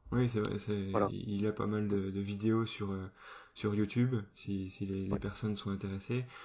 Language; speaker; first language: French; native; French